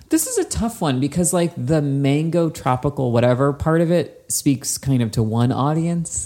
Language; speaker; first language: English; native; English